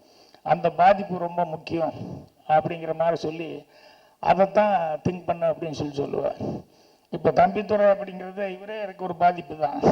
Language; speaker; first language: Tamil; native; Tamil